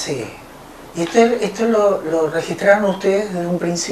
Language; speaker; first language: Spanish; native; Spanish